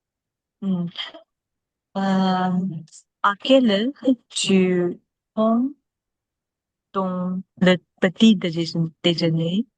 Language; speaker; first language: French; non-native, learner; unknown